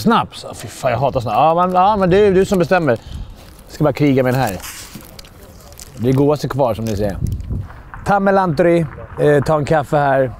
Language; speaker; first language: Swedish; native; Swedish